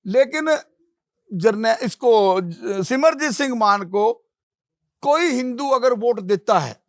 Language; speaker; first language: Hindi; non-native, local second language; Punjabi